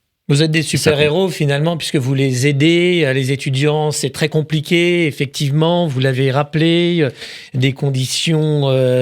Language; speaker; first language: French; native; French